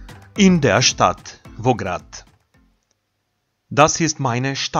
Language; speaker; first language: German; non-native, fluent; Macedonian